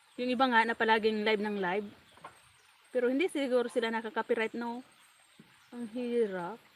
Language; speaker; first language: Filipino; non-native, local second language; Bikol